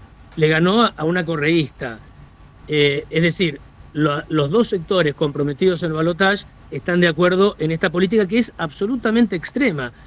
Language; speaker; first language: Spanish; native; Spanish